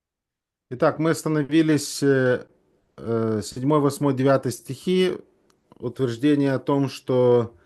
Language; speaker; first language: Russian; native; Russian